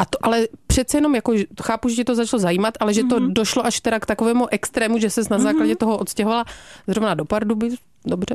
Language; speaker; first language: Czech; native; Czech